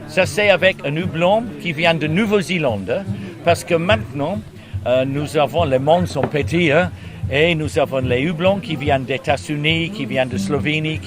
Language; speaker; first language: French; non-native, learner; English